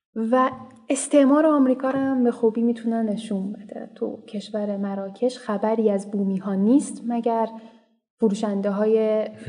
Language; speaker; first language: Persian; native; Persian